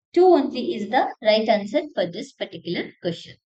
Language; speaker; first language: English; non-native, local second language; Kannada